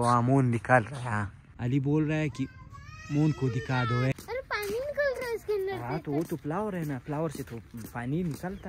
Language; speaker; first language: Hindi; non-native, learner; Pashto